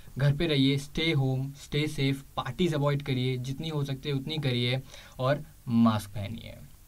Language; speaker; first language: Hindi; native; Hindi